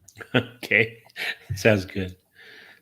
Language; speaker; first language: English; native; English